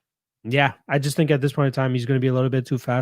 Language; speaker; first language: English; native; English